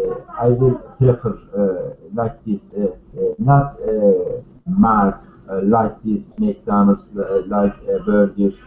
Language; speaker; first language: English; non-native, learner; Turkish